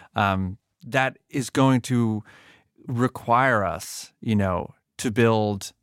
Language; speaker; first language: English; native; English